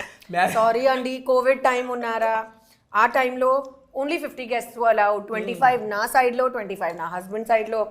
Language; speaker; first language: Telugu; non-native, learner; Hindi